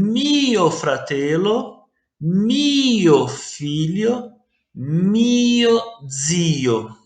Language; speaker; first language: Italian; non-native, fluent; Portuguese